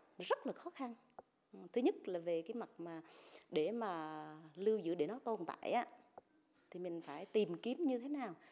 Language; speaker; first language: Vietnamese; non-native, local second language; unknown